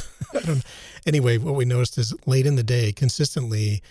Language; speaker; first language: English; native; English